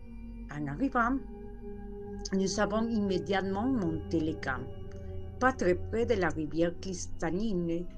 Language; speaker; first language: French; non-native, learner; Spanish